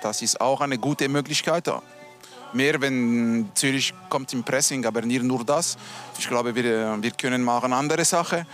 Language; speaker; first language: German; non-native, local second language; Italian